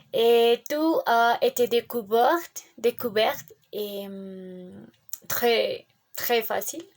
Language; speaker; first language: French; non-native, learner; Spanish